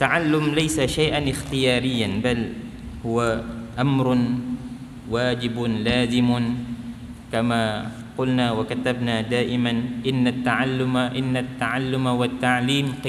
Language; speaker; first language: Arabic; non-native, fluent; Malay